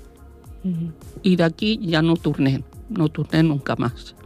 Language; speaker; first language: Catalan; non-native, local second language; Spanish